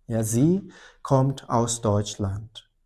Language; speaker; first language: German; non-native, fluent; Indonesian